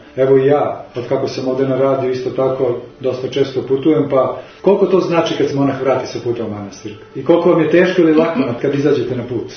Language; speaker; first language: Serbian; native; Serbian